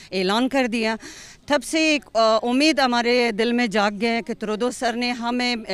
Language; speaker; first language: Hindi; non-native, fluent; Persian